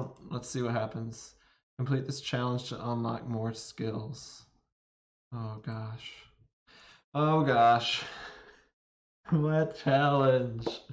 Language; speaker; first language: English; native; English